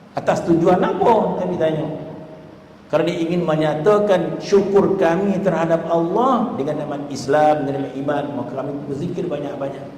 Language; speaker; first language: Malay; native; Malay